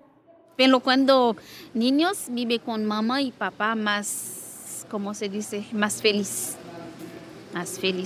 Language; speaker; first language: Spanish; non-native, learner; Haitian Creole